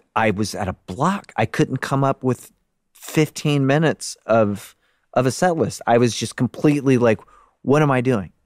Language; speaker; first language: English; native; English